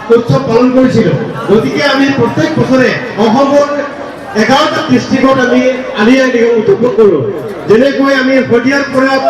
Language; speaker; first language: Assamese; non-native, local second language; Mising